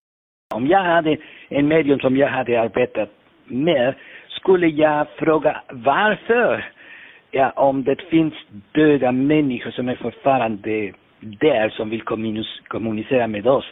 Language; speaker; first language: Swedish; non-native, fluent; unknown